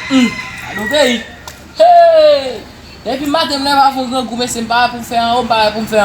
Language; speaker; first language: French; non-native, learner; Haitian Creole